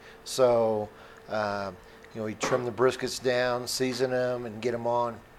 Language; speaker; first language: English; native; English